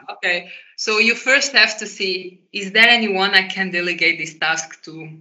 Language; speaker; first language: English; non-native, fluent; Portuguese